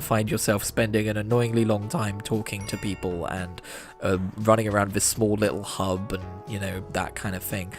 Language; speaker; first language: English; native; English